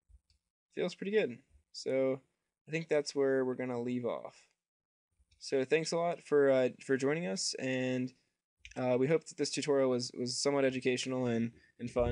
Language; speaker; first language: English; native; English